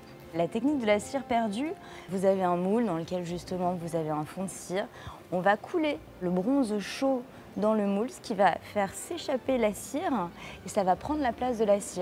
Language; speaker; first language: French; native; French